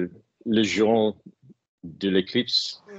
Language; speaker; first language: French; non-native, fluent; English